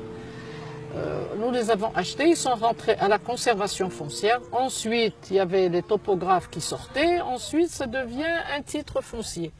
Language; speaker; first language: French; native; French